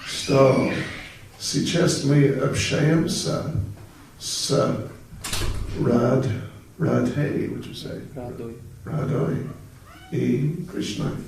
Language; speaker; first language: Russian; non-native, learner; English